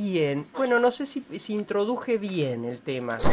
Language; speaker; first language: Spanish; native; Spanish